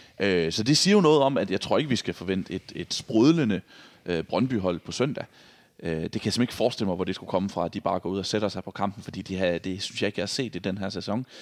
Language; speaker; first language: Danish; native; Danish